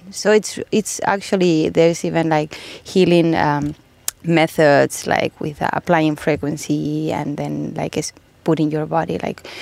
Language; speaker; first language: English; non-native, fluent; Spanish